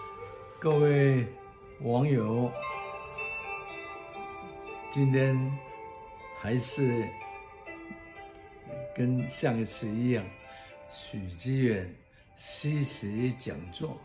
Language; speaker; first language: Chinese; non-native, local second language; Cantonese